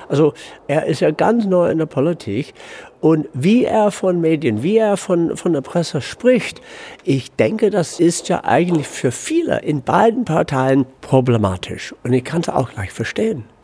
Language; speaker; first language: German; non-native, fluent; English